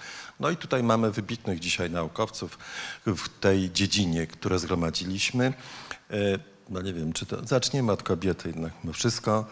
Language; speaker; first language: Polish; native; Polish